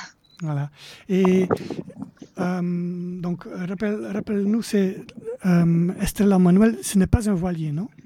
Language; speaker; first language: French; native; French